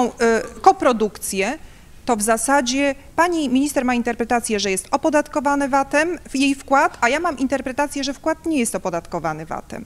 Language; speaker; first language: Polish; native; Polish